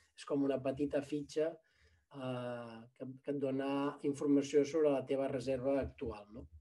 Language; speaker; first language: Catalan; native; Catalan